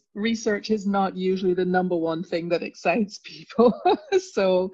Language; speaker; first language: English; native; English